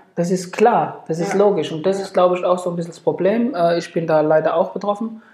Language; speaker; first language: German; native; German